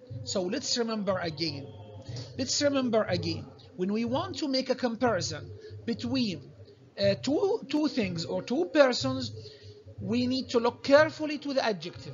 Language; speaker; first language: English; non-native, fluent; Arabic